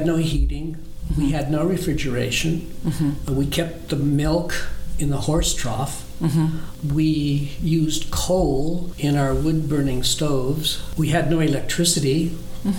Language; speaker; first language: English; early bilingual, other home language; German